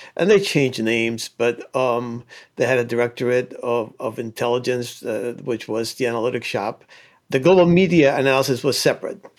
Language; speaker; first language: English; early bilingual, other home language; Spanish